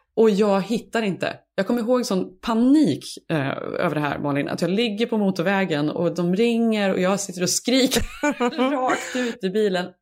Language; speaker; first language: Swedish; native; Swedish